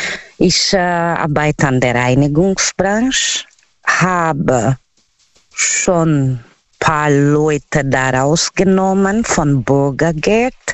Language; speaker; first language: German; non-native, learner; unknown